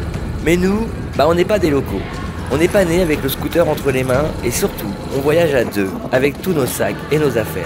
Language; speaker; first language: French; native; French